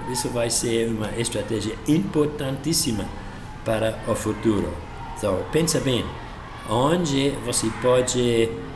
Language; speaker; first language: Portuguese; non-native, fluent; English